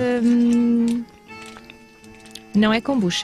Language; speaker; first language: Portuguese; native; Portuguese